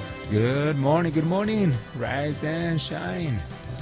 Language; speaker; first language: English; early bilingual, other home language; Spanish